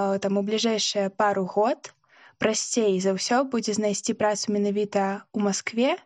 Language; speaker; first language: Belarusian; non-native, local second language; Russian